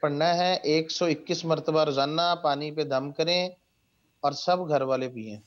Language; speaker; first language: Urdu; native; Urdu